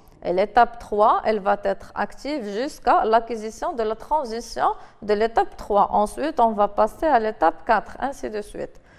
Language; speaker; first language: French; non-native, local second language; Arabic